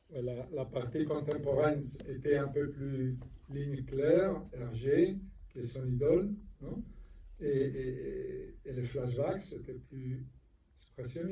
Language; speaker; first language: French; non-native, fluent; Spanish